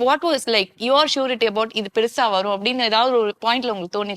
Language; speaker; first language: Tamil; native; Tamil